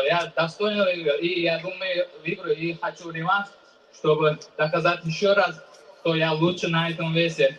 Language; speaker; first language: Russian; non-native, fluent; Uzbek